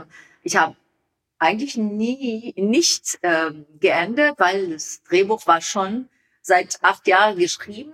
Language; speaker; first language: German; non-native, learner; Persian